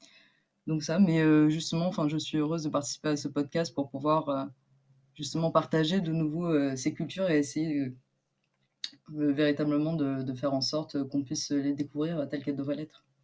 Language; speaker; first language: French; native; French